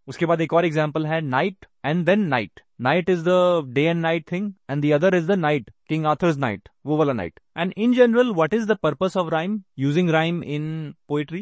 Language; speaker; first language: English; non-native, local second language; Hindi